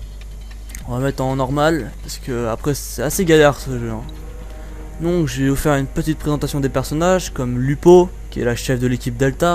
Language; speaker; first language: French; native; French